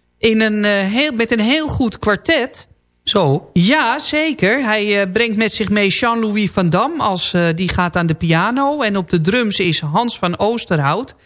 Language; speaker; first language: Dutch; native; Dutch